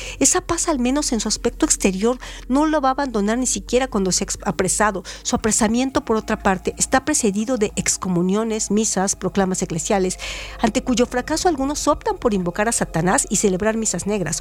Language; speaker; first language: Spanish; native; Spanish